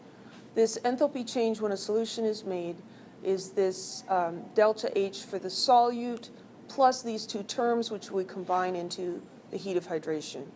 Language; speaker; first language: English; native; English